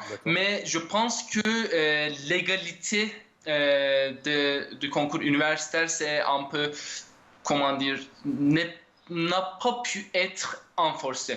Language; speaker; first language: French; non-native, fluent; Turkish